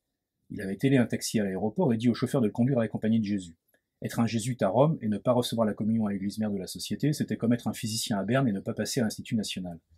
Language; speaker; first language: French; native; French